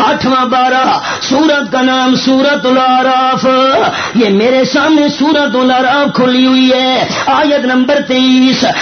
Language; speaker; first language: Urdu; non-native, local second language; Northern Hindko